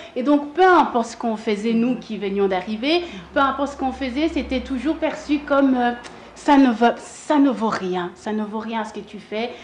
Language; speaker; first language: French; early bilingual, other home language; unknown